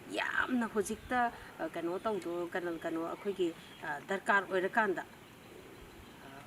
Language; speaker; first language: Manipuri; native; Manipuri